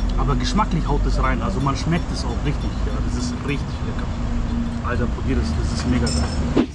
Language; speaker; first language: German; early bilingual, other home language; Turkish